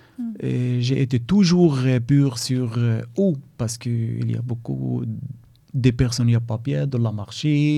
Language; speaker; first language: French; non-native, learner; Arabic